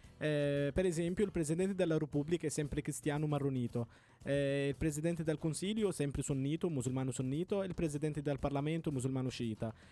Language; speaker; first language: Italian; non-native, fluent; Arabic